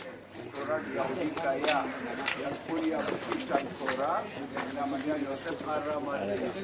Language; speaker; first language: Indonesian; non-native, learner; Hebrew